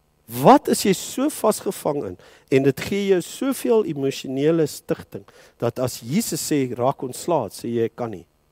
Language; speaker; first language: Afrikaans; early bilingual, heritage; Afrikaans